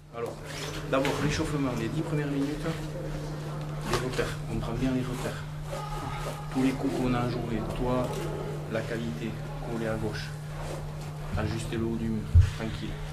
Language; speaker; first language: French; native; French